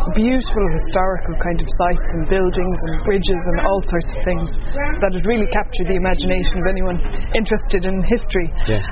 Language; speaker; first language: English; native; English